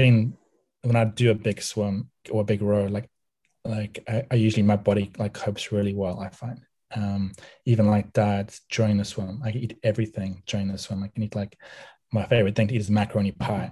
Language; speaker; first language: English; native; English